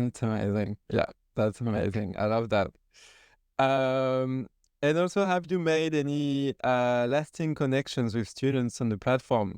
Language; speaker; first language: English; non-native, fluent; French